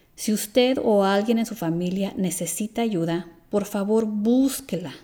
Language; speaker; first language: Spanish; early bilingual, heritage; Spanish